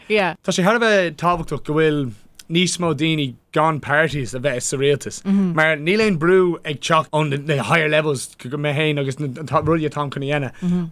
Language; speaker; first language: Irish; non-native, local second language; English